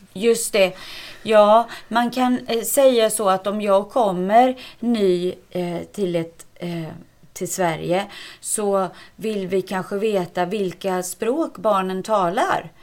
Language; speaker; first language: Swedish; native; Swedish